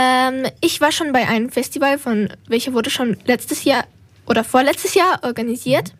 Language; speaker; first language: German; non-native, learner; Ukrainian